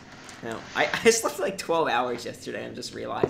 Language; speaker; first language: English; native; English